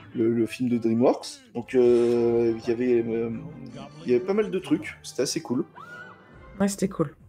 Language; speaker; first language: French; native; French